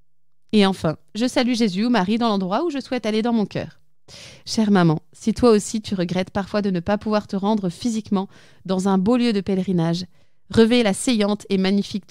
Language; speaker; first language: French; native; French